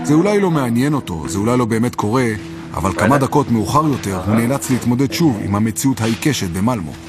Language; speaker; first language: Hebrew; native; Hebrew